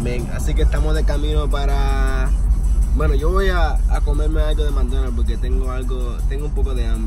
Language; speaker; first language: Spanish; early bilingual, heritage; English